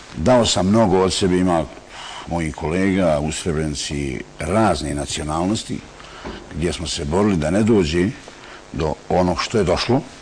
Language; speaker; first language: Bosnian; native; Bosnian